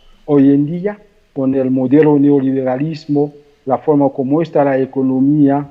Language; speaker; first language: Spanish; non-native, fluent; Haitian Creole